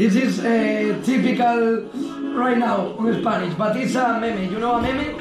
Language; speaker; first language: English; non-native, learner; Spanish